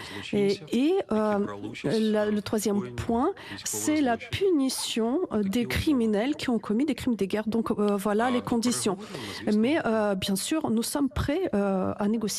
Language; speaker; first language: French; non-native, fluent; Ukrainian